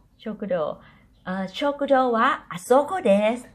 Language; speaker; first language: Japanese; non-native, learner; Thai